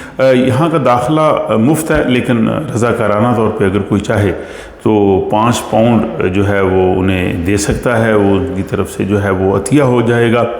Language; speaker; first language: Urdu; non-native, local second language; Punjabi